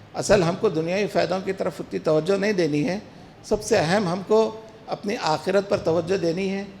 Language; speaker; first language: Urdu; native; Urdu